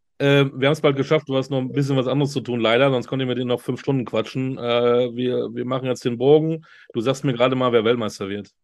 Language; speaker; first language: German; native; German